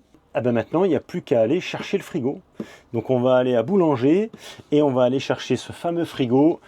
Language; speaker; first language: French; native; French